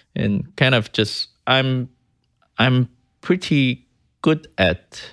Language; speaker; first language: English; early bilingual, other home language; Chinese